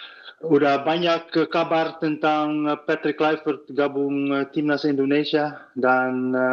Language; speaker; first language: Indonesian; non-native, fluent; Dutch